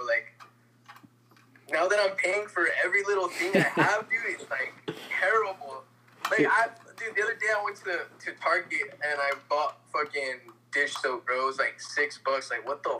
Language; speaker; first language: English; native; English